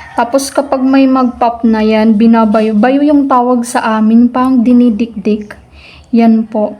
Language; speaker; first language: Filipino; non-native, local second language; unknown